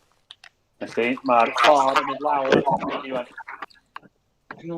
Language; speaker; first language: Welsh; native; Welsh